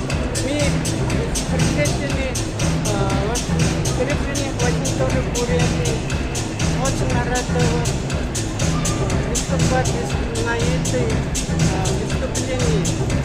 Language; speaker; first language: Russian; non-native, learner; Mongolian